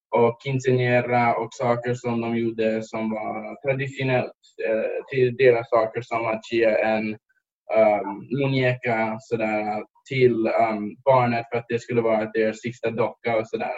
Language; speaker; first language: Swedish; early bilingual, heritage; English